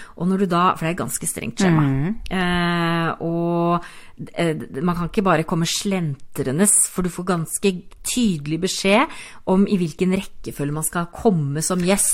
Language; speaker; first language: Norwegian; native; Norwegian